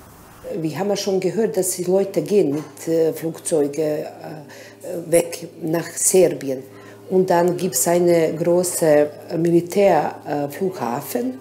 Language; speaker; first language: German; non-native, learner; Bosnian